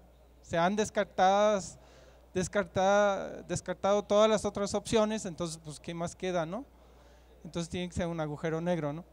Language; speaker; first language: Spanish; non-native, fluent; German